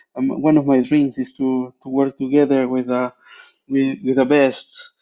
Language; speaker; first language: English; non-native, fluent; Spanish